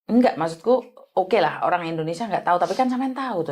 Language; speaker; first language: Malay; native; Malay